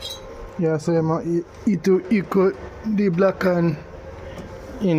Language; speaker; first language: Indonesian; non-native, learner; English